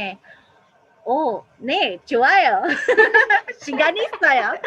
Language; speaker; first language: Korean; non-native, learner; English